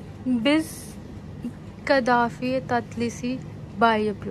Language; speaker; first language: Turkish; non-native, learner; Urdu